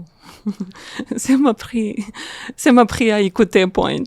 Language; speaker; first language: French; non-native, fluent; Russian